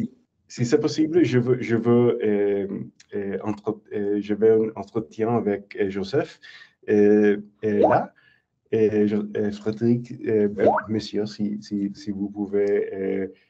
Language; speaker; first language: French; non-native, learner; English